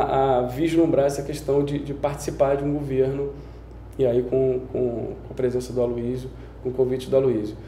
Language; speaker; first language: Portuguese; native; Portuguese